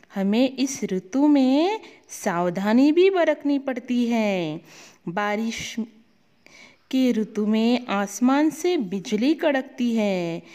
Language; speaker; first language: Hindi; non-native, local second language; Marathi